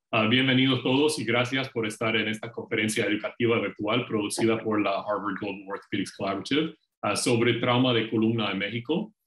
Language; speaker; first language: Spanish; non-native, learner; English